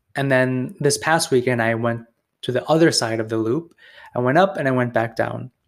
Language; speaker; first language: English; native; English